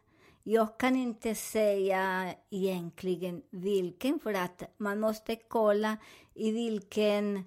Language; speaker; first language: Swedish; non-native, learner; Spanish